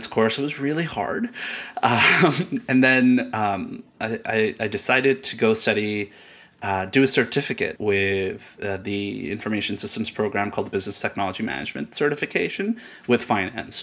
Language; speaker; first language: English; non-native, local second language; Urdu